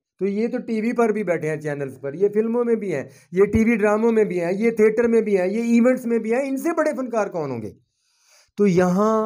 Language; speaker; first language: Urdu; non-native, local second language; Punjabi